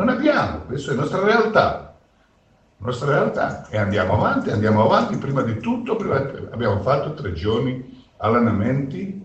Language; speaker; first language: Italian; non-native, fluent; Croatian